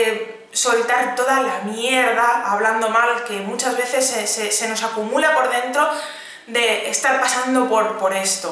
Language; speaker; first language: Spanish; native; Spanish